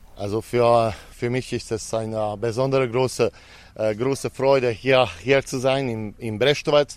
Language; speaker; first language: German; non-native, local second language; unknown